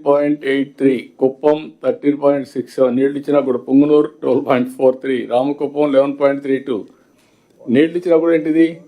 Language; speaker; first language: Telugu; native; Telugu